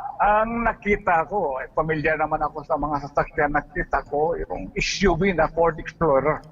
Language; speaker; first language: Filipino; native; Filipino